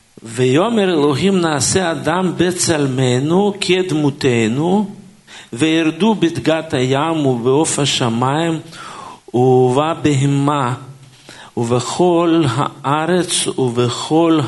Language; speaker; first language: Hebrew; non-native, fluent; Russian